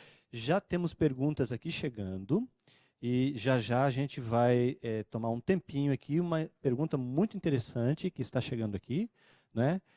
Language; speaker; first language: Portuguese; native; Portuguese